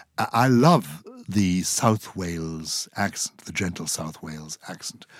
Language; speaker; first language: English; native; English